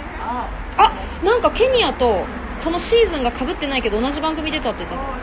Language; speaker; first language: Japanese; native; Japanese